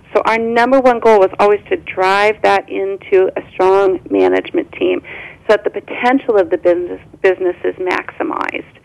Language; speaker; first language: English; native; English